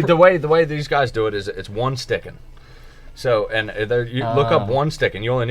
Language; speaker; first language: English; native; English